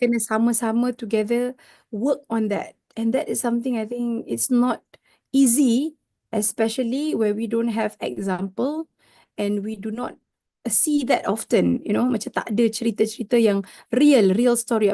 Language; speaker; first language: English; non-native, local second language; Malay